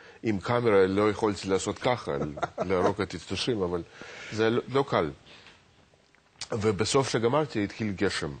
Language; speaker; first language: Hebrew; non-native, fluent; Russian